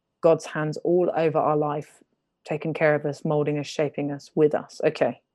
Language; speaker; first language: English; native; English